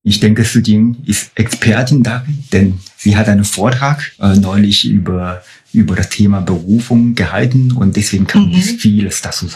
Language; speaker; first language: German; non-native, fluent; Chinese